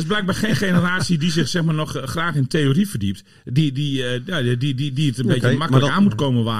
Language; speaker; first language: Dutch; native; Dutch